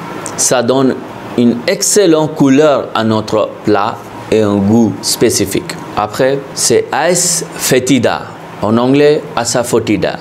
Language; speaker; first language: French; non-native, fluent; Hindi